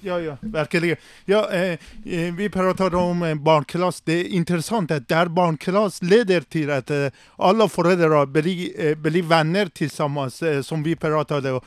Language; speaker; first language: Swedish; non-native, learner; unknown